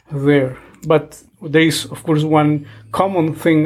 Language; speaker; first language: English; non-native, fluent; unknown